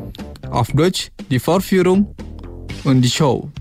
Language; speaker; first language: German; non-native, fluent; Indonesian